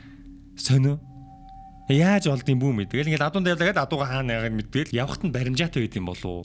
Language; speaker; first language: Mongolian; native; Mongolian